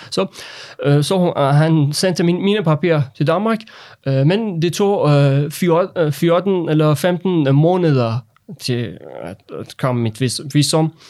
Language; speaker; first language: Danish; non-native, learner; Persian